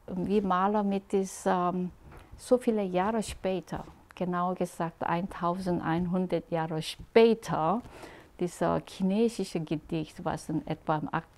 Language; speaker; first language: German; non-native, fluent; Korean